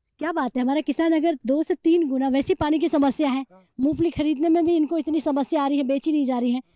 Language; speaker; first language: Hindi; native; Hindi